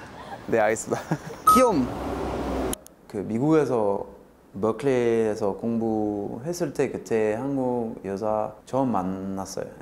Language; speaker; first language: Korean; non-native, fluent; French